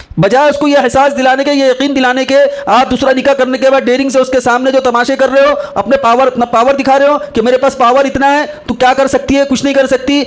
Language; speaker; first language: Urdu; native; Urdu